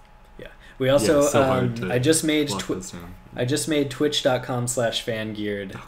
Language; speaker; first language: English; native; English